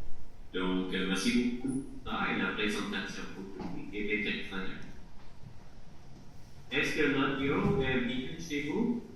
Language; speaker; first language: French; non-native, fluent; English